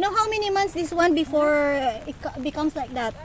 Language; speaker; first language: English; non-native, local second language; Filipino